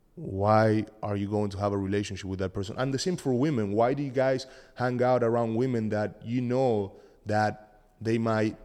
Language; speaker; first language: English; non-native, fluent; Spanish